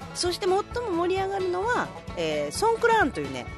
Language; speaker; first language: Japanese; native; Japanese